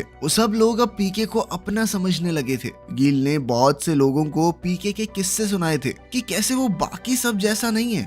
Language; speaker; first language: Hindi; native; Hindi